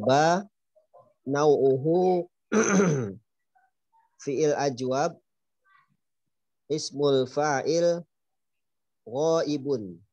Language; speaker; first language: Arabic; non-native, learner; Indonesian